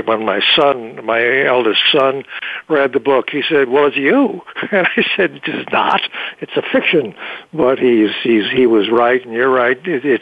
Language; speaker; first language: English; native; English